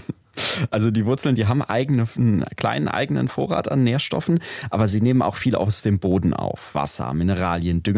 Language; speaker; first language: German; native; German